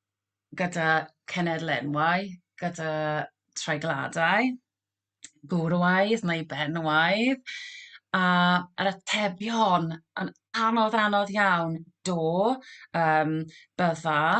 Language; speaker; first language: Welsh; non-native, local second language; English